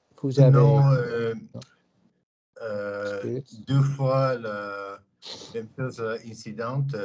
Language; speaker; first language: French; non-native, learner; English